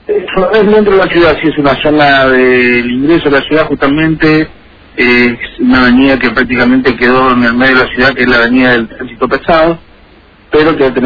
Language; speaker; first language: Spanish; native; Spanish